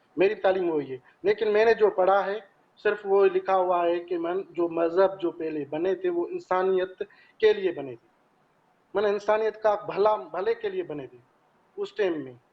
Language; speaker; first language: Urdu; non-native, local second language; Sindhi